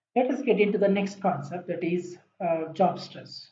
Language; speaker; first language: English; non-native, local second language; Kannada